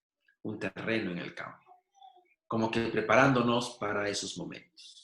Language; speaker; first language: Spanish; native; Spanish